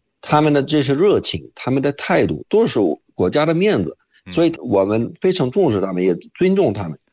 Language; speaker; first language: Chinese; non-native, fluent; Arabic